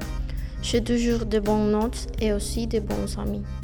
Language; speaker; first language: French; non-native, learner; Spanish